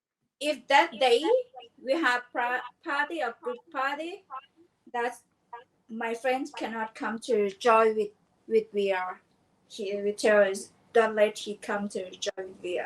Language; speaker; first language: English; non-native, learner; Thai